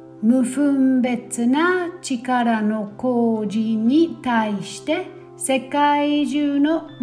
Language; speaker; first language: Japanese; non-native, fluent; German